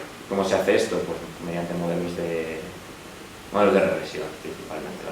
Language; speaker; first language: Spanish; native; Spanish